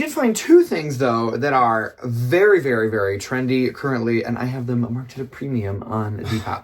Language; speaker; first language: English; native; English